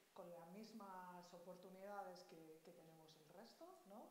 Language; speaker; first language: Spanish; native; Spanish